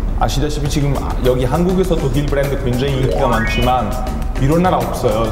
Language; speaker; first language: Korean; non-native, fluent; Italian